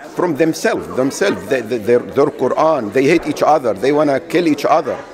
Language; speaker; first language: English; non-native, fluent; Arabic